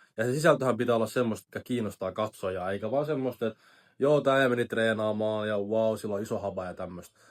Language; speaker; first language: Finnish; native; Finnish